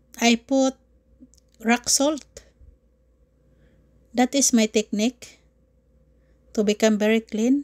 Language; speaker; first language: English; non-native, learner; Filipino